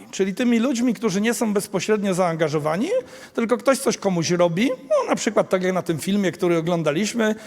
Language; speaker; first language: Polish; native; Polish